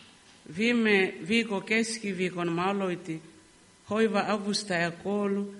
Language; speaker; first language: Finnish; non-native, learner; Lingala